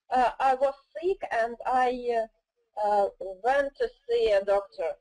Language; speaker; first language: English; non-native, learner; Russian